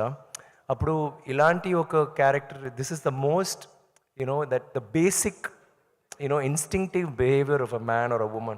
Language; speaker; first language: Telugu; non-native, local second language; Tamil